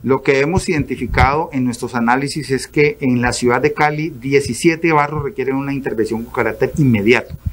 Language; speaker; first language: Spanish; native; Spanish